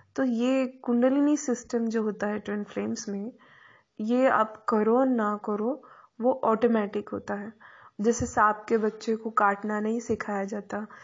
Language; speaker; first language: Hindi; non-native, local second language; Marathi